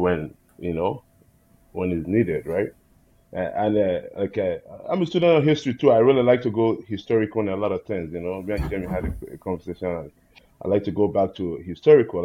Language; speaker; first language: English; non-native, local second language; Igbo